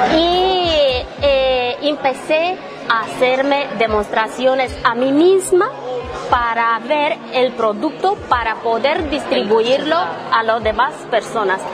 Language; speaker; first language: Spanish; non-native, fluent; Romanian